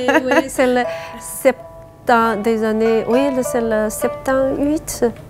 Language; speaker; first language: French; non-native, learner; Chinese